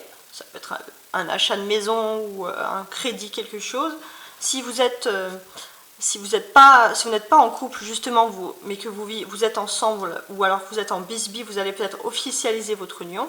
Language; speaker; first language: French; native; French